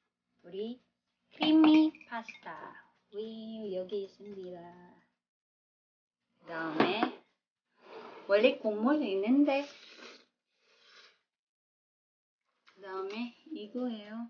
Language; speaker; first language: Korean; non-native, learner; Cebuano